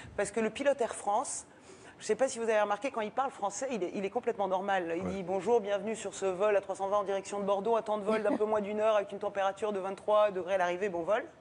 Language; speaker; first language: French; early bilingual, other home language; Persian